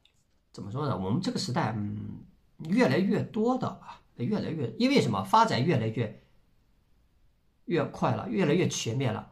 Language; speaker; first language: Chinese; native; Chinese